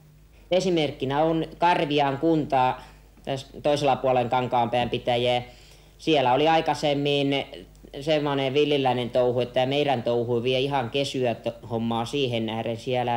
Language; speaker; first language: Finnish; native; Finnish